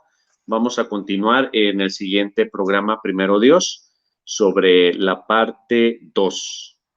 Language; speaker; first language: Spanish; native; Spanish